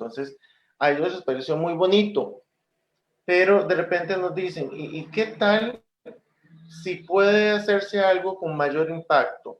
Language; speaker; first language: Spanish; native; Spanish